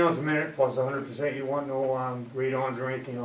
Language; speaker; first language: English; native; English